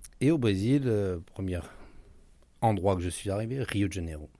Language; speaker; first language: French; native; French